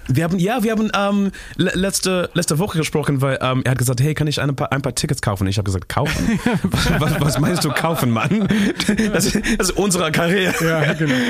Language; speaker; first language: German; non-native, learner; Shona